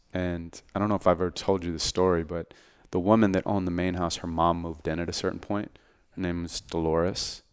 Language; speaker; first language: English; native; English